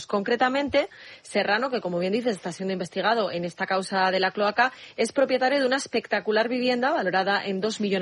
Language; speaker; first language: Spanish; native; Spanish